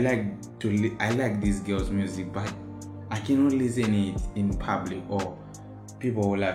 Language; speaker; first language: English; non-native, local second language; Shona